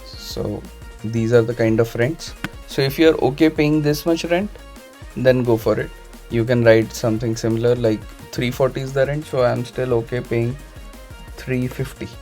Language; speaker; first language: English; non-native, local second language; Hindi